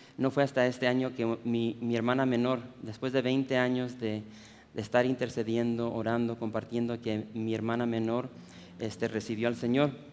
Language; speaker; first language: Spanish; early bilingual, heritage; Spanish